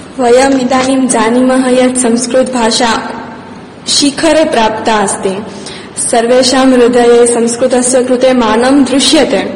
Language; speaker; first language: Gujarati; non-native, local second language; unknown